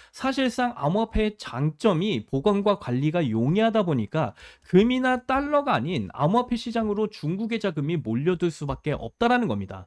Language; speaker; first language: Korean; native; Korean